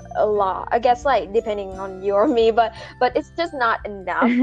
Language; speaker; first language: English; non-native, fluent; Vietnamese